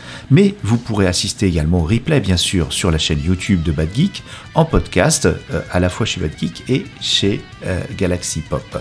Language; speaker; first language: French; native; French